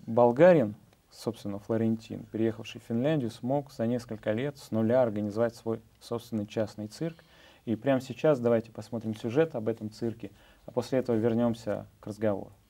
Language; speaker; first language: Russian; native; Russian